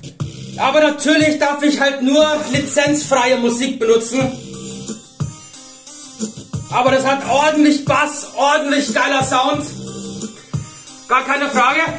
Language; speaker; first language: German; native; German